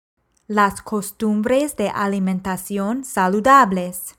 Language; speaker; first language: Spanish; non-native, fluent; English